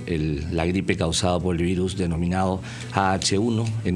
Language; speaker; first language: Spanish; native; Spanish